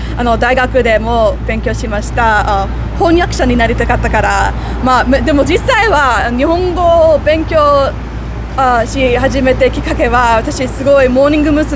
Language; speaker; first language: Japanese; non-native, learner; English